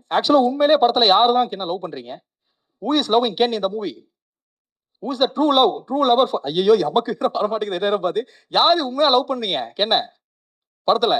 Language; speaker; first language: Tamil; native; Tamil